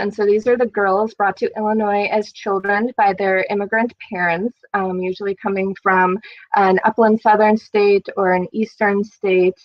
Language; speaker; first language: English; native; English